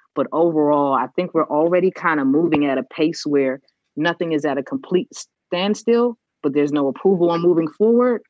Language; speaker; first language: English; native; English